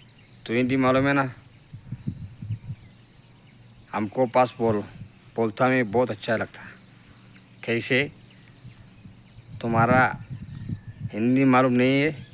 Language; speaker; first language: Hindi; non-native, learner; Oromo